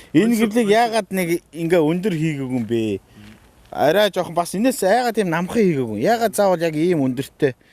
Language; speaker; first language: Mongolian; native; Mongolian